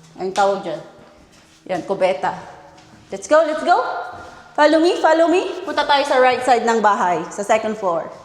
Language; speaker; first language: Filipino; native; Filipino